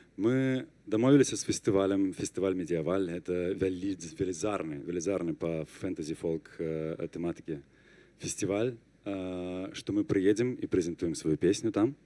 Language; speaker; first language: Belarusian; non-native, local second language; Russian